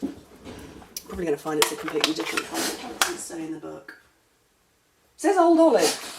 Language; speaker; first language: English; native; English